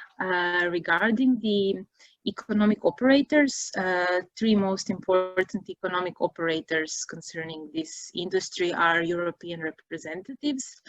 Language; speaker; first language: English; non-native, fluent; Croatian